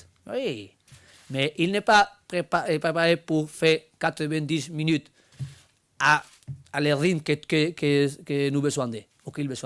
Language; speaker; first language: French; non-native, learner; Spanish